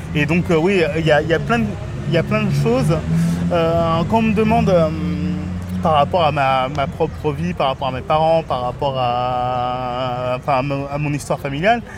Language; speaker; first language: French; native; French